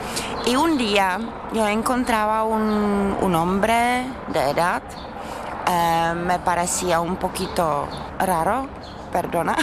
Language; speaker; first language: Spanish; non-native, learner; Czech